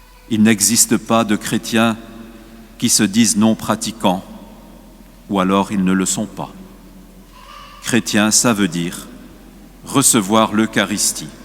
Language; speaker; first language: French; native; French